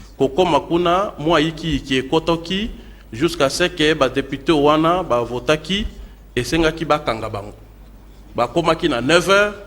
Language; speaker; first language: Lingala; native; Lingala